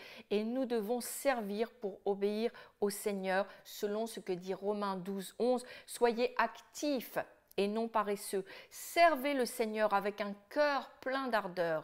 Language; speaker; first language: French; native; French